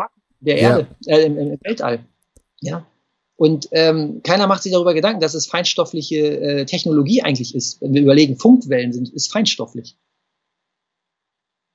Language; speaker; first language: German; native; German